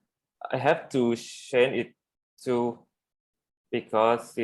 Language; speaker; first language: English; non-native, learner; Thai